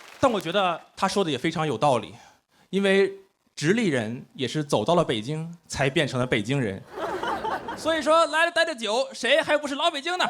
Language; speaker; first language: Chinese; native; Chinese